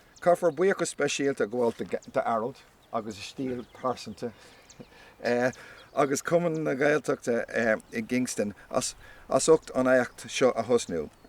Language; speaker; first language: Irish; non-native, local second language; English